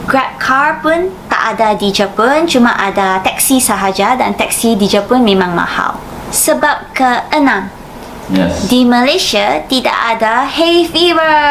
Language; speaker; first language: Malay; non-native, fluent; Japanese